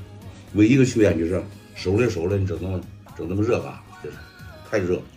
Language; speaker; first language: Chinese; native; Chinese